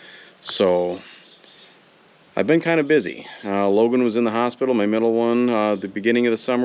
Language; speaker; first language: English; native; English